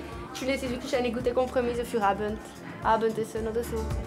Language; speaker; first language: German; non-native, local second language; French